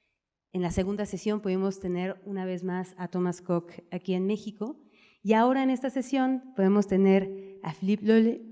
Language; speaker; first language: Spanish; native; Spanish